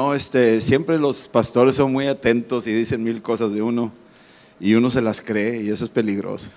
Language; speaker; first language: Spanish; native; Spanish